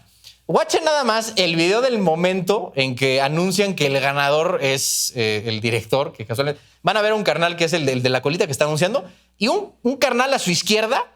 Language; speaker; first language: Spanish; native; Spanish